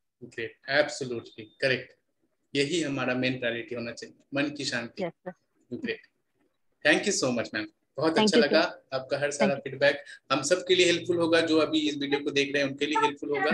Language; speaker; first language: Hindi; native; Hindi